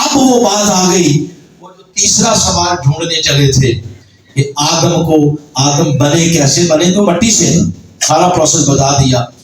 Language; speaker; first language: Urdu; non-native, local second language; Punjabi